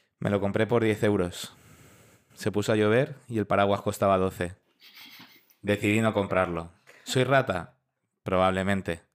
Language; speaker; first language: Spanish; native; Spanish